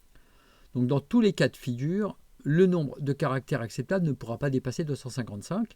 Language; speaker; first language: French; native; French